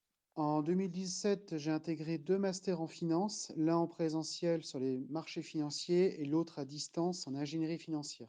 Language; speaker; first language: French; native; French